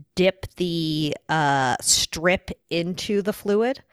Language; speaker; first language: English; native; English